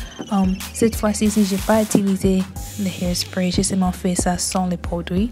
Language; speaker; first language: French; early bilingual, heritage; French